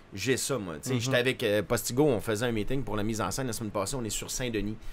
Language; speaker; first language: French; native; French